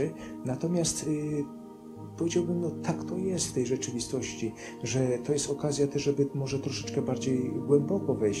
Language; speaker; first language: Polish; native; Polish